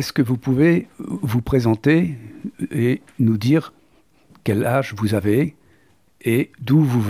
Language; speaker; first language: French; native; French